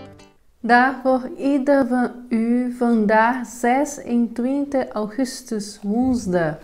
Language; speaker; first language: Dutch; non-native, fluent; Portuguese